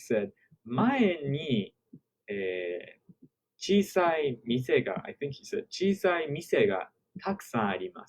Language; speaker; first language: Japanese; non-native, fluent; English